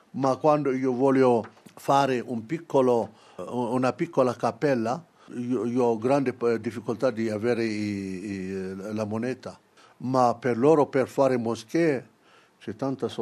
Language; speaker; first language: Italian; non-native, fluent; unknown